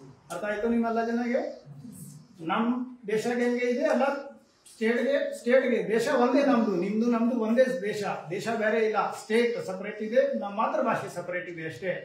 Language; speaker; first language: Kannada; non-native, learner; Punjabi